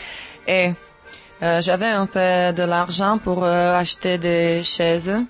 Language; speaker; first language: French; non-native, learner; Czech